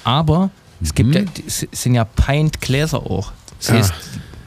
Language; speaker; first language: German; native; German